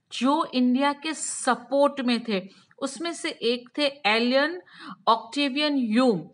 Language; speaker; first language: Hindi; non-native, local second language; Gujarati